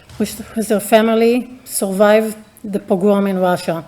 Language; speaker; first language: English; non-native, fluent; Hebrew